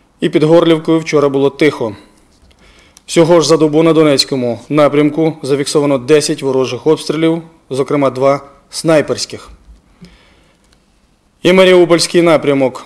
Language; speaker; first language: Ukrainian; native; Ukrainian